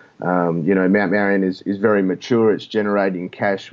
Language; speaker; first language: English; native; English